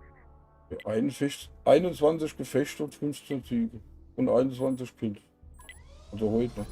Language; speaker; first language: German; native; German